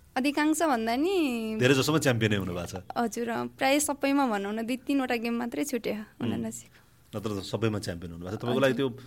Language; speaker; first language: Nepali; native; Nepali